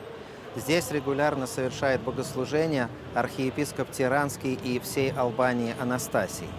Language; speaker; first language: Russian; native; Russian